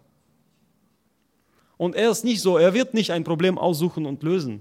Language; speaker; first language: German; non-native, fluent; Russian